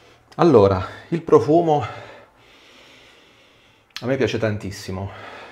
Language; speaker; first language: Italian; native; Italian